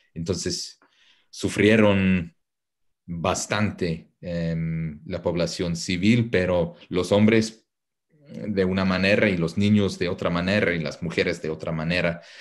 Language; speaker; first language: Spanish; non-native, fluent; English